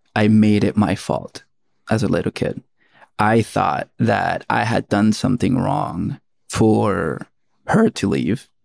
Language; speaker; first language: English; early bilingual, other home language; Spanish